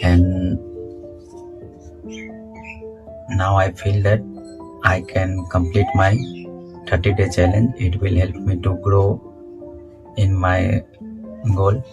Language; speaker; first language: English; non-native, learner; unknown